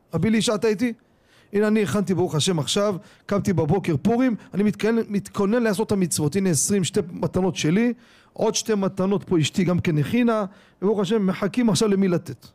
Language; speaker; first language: Hebrew; native; Hebrew